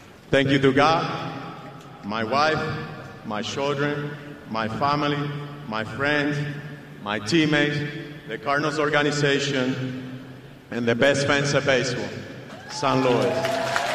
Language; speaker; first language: English; non-native, fluent; Spanish